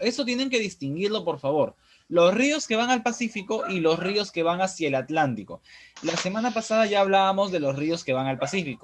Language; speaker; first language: Spanish; native; Spanish